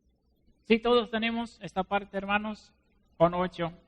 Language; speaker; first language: Spanish; non-native, fluent; Dutch